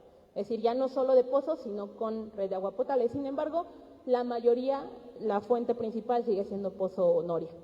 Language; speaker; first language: Spanish; native; Spanish